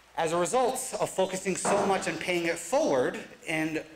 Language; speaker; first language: English; native; English